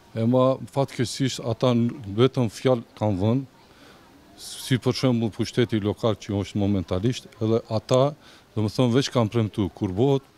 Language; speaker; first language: Albanian; non-native, local second language; Romany